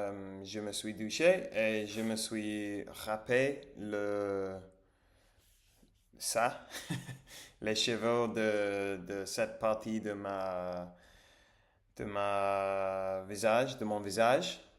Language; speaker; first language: French; non-native, learner; English